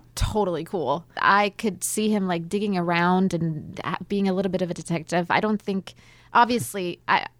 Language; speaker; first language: English; non-native, fluent; German